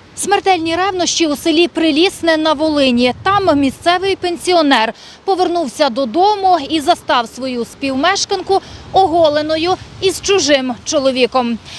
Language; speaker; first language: Ukrainian; native; Ukrainian